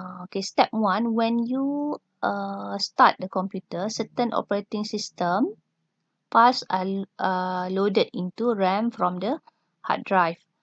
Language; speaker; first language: English; non-native, local second language; Malay